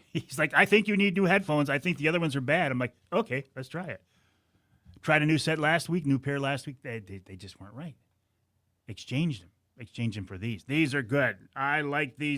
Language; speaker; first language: English; native; English